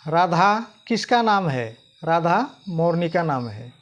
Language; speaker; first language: Hindi; non-native, local second language; Assamese